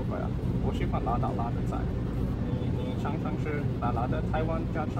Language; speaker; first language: Chinese; non-native, learner; English